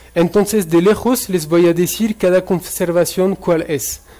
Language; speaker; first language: Spanish; non-native, fluent; French